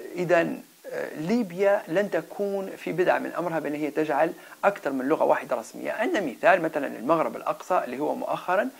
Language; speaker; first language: Arabic; non-native, local second language; Berber languages